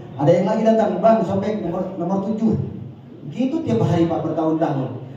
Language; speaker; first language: Indonesian; native; Indonesian